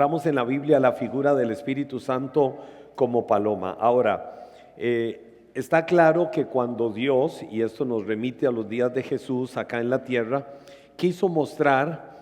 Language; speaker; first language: Spanish; native; Spanish